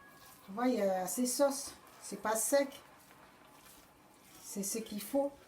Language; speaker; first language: French; non-native, learner; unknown